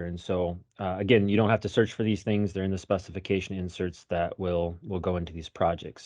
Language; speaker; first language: English; native; English